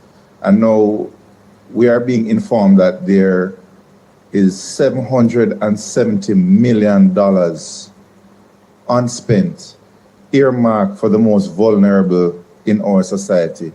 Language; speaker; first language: English; native; English